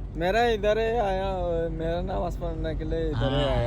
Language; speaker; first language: Hindi; non-native, learner; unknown